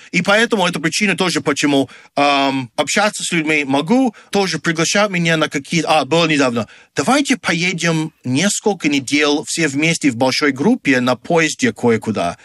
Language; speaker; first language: Russian; non-native, fluent; English